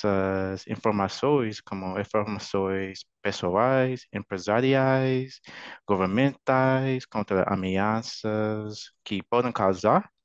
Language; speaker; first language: Portuguese; non-native, fluent; English